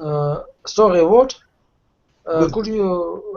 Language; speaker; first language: English; non-native, learner; Russian